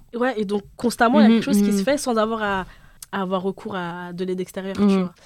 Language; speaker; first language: French; early bilingual, other home language; Bambara